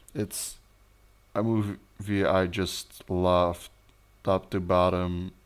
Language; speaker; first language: English; non-native, fluent; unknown